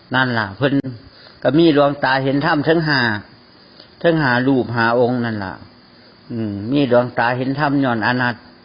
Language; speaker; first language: Thai; native; Thai